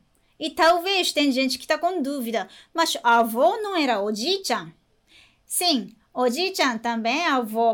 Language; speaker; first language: Portuguese; non-native, fluent; Japanese